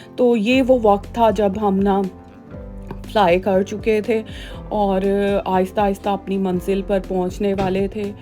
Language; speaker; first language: Urdu; native; Urdu